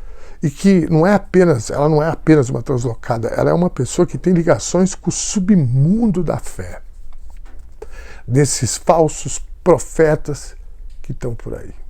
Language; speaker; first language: Portuguese; native; Portuguese